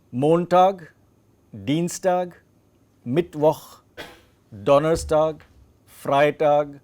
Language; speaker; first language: German; non-native, fluent; English